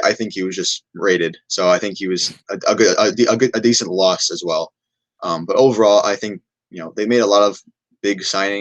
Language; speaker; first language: English; native; English